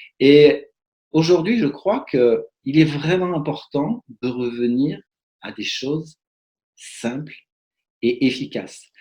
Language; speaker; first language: French; native; French